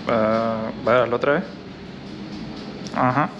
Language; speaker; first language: Spanish; non-native, learner; English